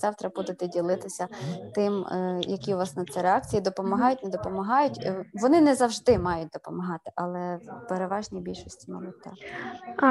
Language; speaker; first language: Ukrainian; native; Ukrainian